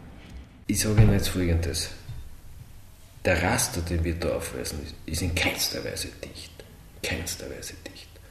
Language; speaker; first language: German; native; German